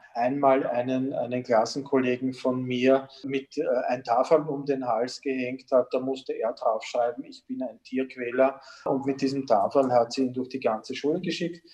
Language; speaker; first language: German; native; German